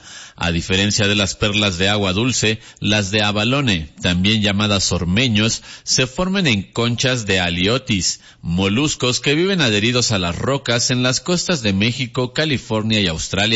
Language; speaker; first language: Spanish; native; Spanish